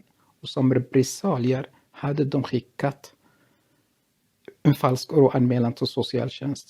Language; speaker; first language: Swedish; non-native, fluent; Arabic